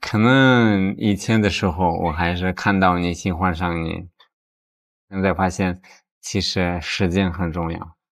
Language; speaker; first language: Chinese; non-native, fluent; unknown